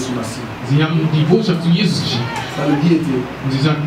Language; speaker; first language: German; non-native, learner; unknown